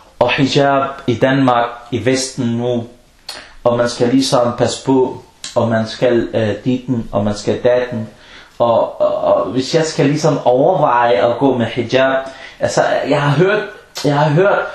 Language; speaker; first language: Danish; non-native, local second language; Arabic